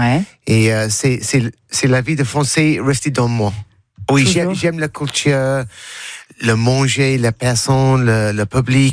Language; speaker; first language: French; non-native, learner; English